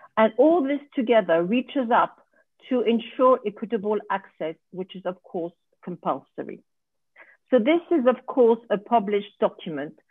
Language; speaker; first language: English; non-native, fluent; French